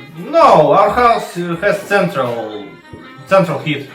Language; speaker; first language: English; non-native, learner; Russian